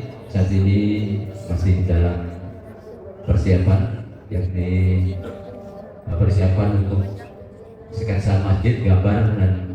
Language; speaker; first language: Indonesian; native; Indonesian